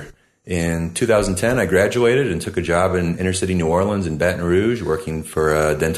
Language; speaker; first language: English; native; English